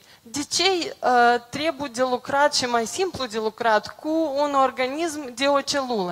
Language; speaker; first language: Romanian; non-native, local second language; Russian